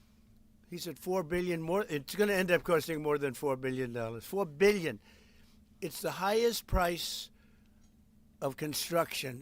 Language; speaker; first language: English; native; English